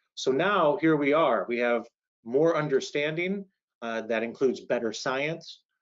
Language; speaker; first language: English; native; English